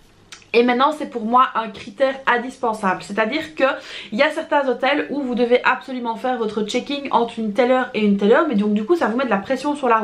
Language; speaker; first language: French; native; French